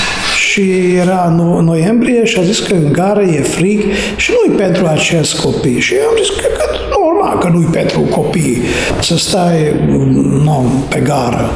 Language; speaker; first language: Romanian; non-native, fluent; Hungarian